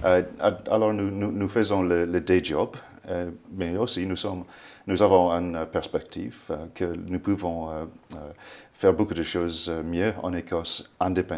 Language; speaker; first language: French; non-native, fluent; English